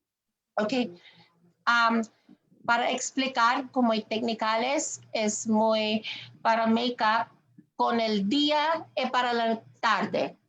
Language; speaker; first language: Spanish; non-native, learner; English